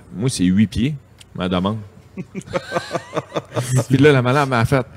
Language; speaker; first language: French; native; French